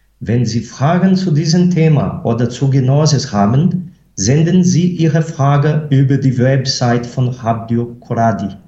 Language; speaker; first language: German; non-native, fluent; Portuguese